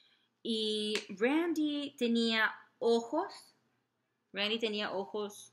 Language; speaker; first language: Spanish; non-native, fluent; English